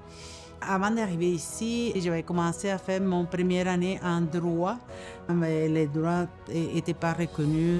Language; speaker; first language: French; non-native, fluent; Spanish